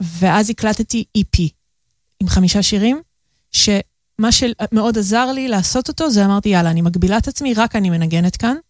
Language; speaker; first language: Hebrew; early bilingual, heritage; Hebrew